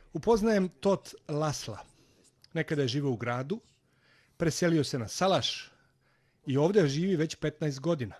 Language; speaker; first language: Bosnian; native; Bosnian